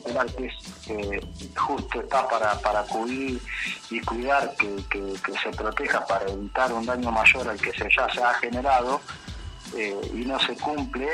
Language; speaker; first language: Spanish; native; Spanish